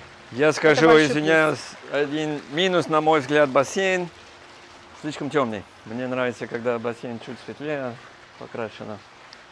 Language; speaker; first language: Russian; non-native, fluent; English